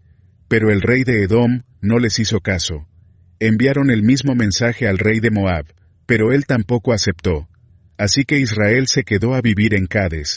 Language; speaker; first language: Spanish; native; Spanish